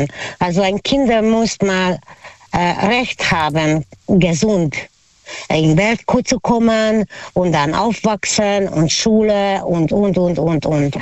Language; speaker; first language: German; non-native, learner; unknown